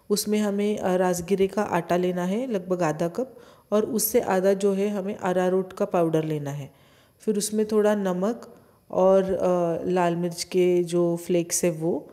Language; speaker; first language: Hindi; non-native, local second language; Marathi